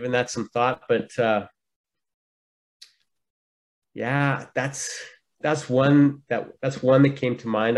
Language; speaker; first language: English; native; English